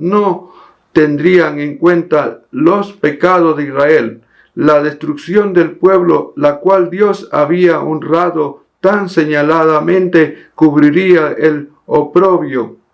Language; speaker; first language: Spanish; native; Spanish